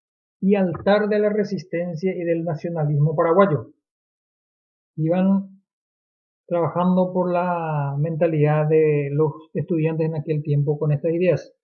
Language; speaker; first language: Spanish; native; Spanish